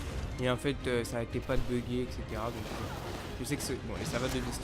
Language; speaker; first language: French; native; French